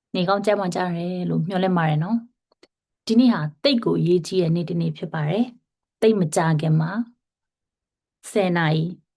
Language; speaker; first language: Burmese; non-native, local second language; Rohingya